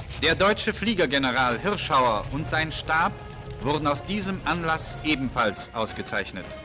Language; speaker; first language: German; native; German